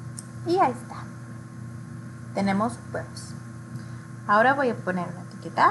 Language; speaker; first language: Spanish; early bilingual, heritage; Spanish